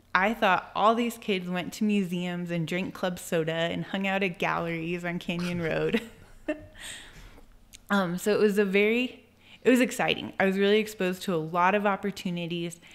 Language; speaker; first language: English; native; English